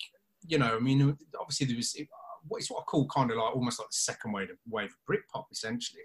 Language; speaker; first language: English; native; English